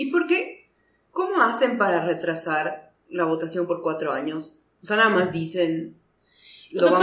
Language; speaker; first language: Spanish; native; Spanish